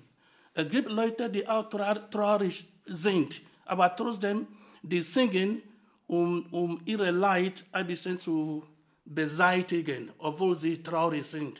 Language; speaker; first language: German; non-native, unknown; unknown